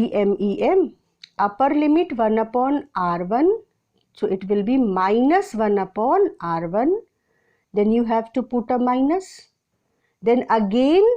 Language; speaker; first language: English; non-native, local second language; Hindi